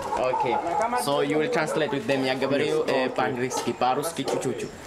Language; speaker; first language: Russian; non-native, learner; Swahili